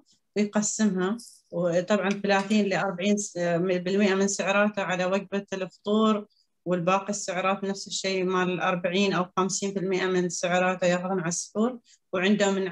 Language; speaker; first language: Arabic; native; Arabic